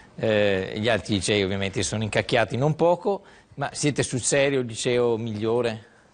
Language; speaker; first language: Italian; native; Italian